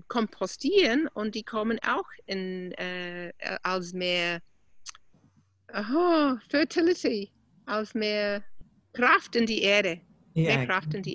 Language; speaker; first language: German; non-native, fluent; English